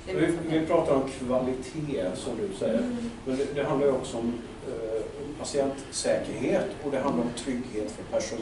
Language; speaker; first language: Swedish; native; Swedish